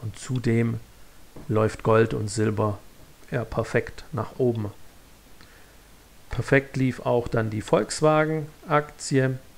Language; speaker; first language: German; native; German